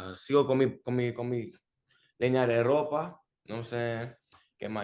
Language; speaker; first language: Spanish; early bilingual, heritage; Spanish